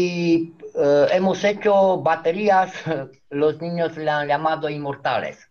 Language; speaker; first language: Spanish; non-native, fluent; Romanian